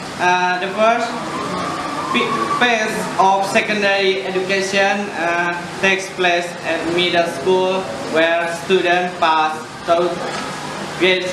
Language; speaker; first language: English; non-native, learner; Indonesian